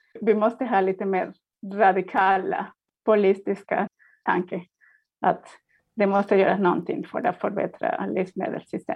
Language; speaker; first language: Swedish; non-native, fluent; Spanish